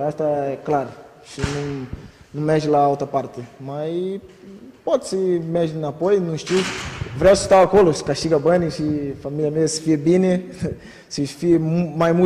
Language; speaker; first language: Romanian; non-native, learner; Portuguese